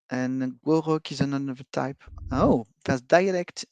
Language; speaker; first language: English; non-native, fluent; French